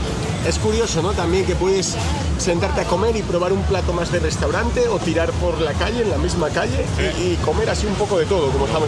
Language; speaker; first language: Spanish; native; Spanish